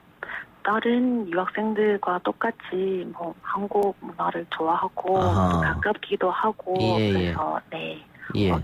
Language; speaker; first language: Korean; non-native, fluent; Chinese